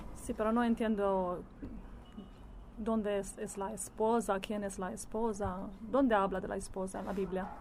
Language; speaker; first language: Spanish; non-native, learner; Italian